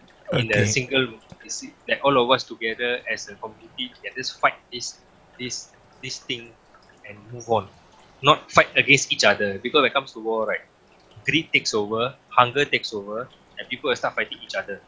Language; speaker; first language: English; native; English